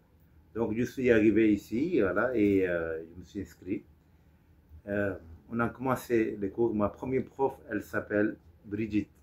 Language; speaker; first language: French; non-native, fluent; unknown